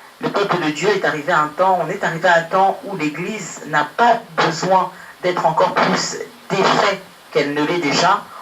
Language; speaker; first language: French; early bilingual, other home language; Lingala